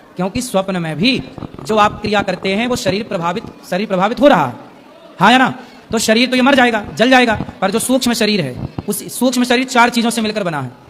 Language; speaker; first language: Hindi; native; Hindi